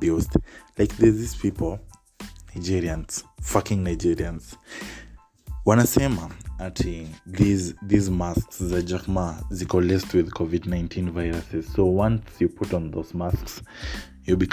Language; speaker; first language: English; non-native, local second language; Swahili